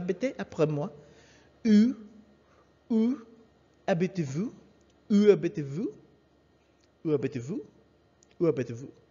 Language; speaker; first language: French; non-native, learner; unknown